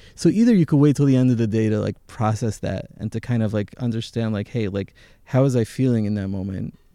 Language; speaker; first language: English; early bilingual, other home language; Hebrew